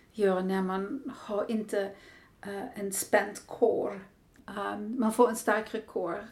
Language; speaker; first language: Swedish; non-native, fluent; Dutch